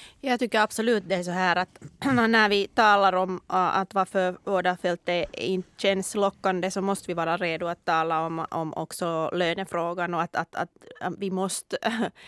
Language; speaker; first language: Swedish; non-native, local second language; Finnish